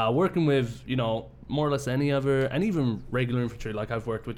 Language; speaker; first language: English; native; English